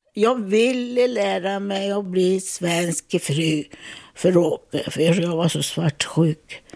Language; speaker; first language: Swedish; non-native, fluent; Italian